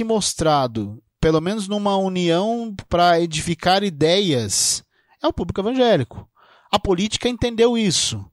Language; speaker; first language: Portuguese; native; Portuguese